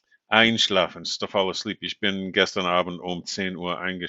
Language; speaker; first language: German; non-native, fluent; English